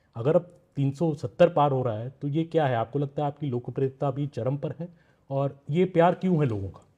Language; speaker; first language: Hindi; native; Hindi